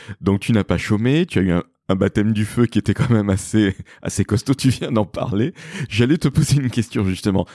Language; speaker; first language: French; native; French